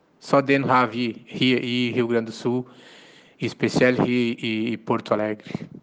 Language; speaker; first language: Danish; non-native, learner; Portuguese